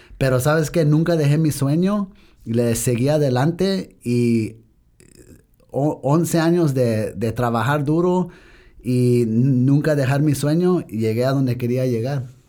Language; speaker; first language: Spanish; early bilingual, heritage; Spanish